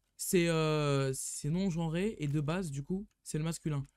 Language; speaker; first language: French; native; French